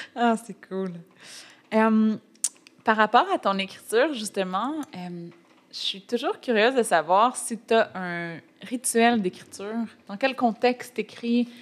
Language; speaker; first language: French; native; French